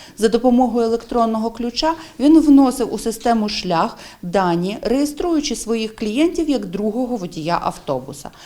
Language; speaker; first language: Ukrainian; native; Ukrainian